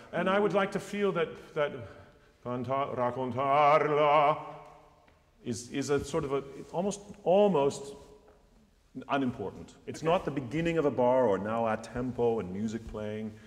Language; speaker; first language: English; native; English